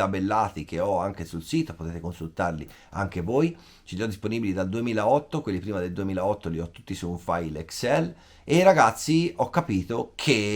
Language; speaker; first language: Italian; native; Italian